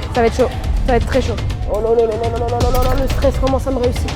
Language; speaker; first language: French; native; French